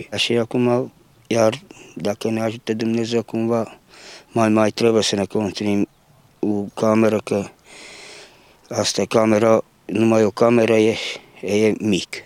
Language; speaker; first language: Romanian; non-native, local second language; Hungarian